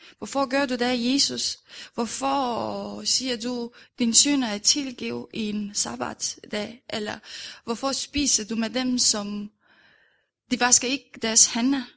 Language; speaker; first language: Danish; non-native, fluent; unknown